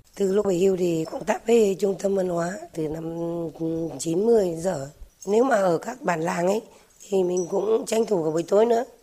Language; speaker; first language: Vietnamese; non-native, local second language; Tày